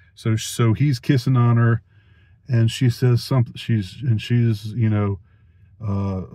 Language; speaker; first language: English; native; English